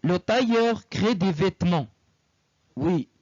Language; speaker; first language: French; non-native, local second language; Arabic